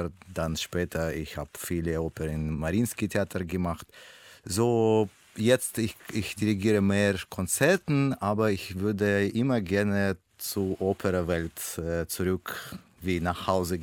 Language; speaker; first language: German; non-native, learner; Russian